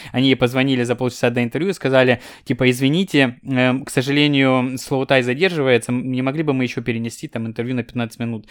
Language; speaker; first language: Russian; native; Russian